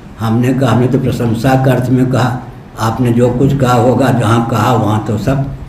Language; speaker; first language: Hindi; non-native, local second language; Maithili